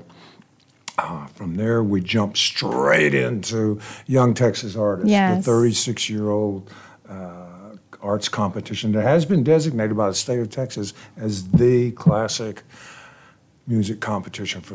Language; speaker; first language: English; native; English